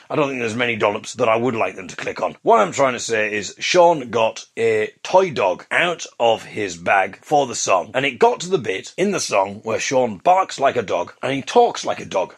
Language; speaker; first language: English; native; English